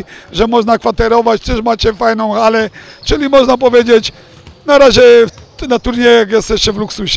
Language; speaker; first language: Polish; native; Polish